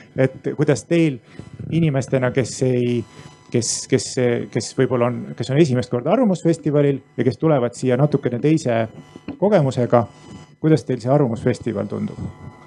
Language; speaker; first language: Estonian; native; Estonian